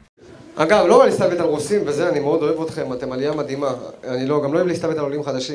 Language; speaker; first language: Hebrew; native; Hebrew